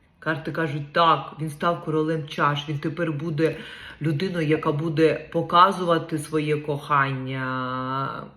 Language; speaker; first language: Ukrainian; non-native, local second language; Russian